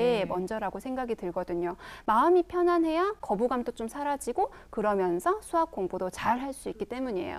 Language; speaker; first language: Korean; native; Korean